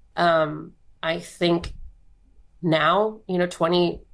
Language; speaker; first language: English; native; English